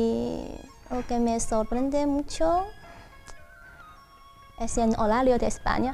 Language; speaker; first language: Spanish; non-native, learner; Chinese